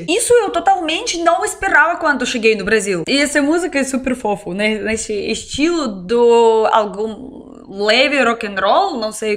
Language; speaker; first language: Portuguese; non-native, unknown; Russian